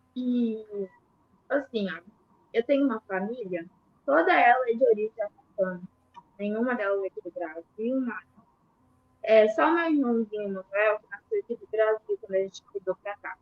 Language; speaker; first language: Portuguese; early bilingual, other home language; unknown